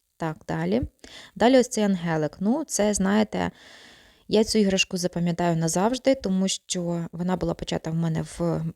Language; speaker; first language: Ukrainian; non-native, local second language; Russian